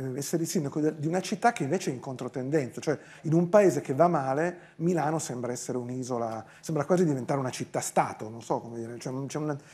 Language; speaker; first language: Italian; native; Italian